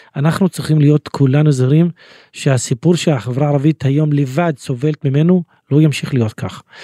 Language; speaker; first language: Hebrew; non-native, local second language; Arabic